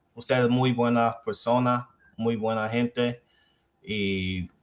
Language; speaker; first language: Spanish; non-native, fluent; English